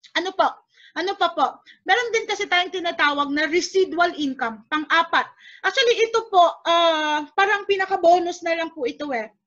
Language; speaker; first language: Filipino; native; Filipino